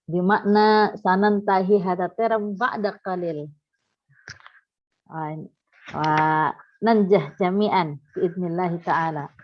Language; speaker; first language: Arabic; non-native, fluent; Indonesian